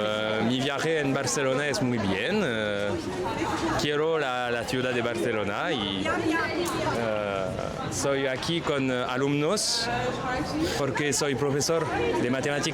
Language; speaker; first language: Spanish; non-native, learner; French